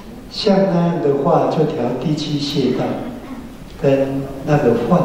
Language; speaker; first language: Chinese; native; Chinese